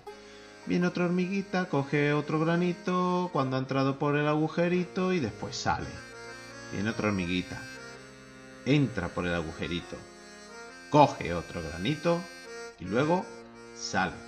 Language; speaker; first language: Spanish; native; Spanish